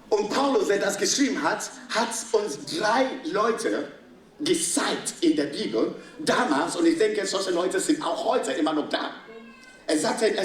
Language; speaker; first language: German; non-native, fluent; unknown